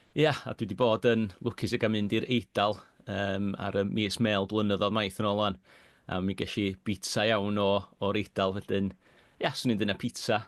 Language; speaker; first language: Welsh; native; Welsh